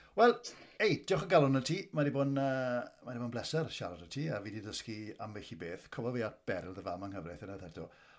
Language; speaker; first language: Welsh; native; Welsh